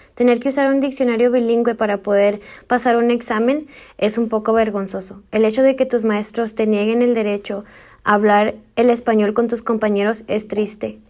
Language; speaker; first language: Spanish; early bilingual, heritage; Spanish